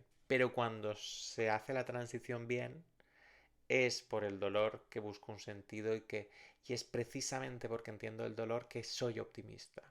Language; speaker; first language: Spanish; native; Spanish